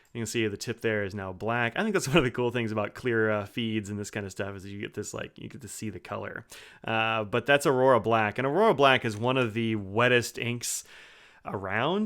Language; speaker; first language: English; native; English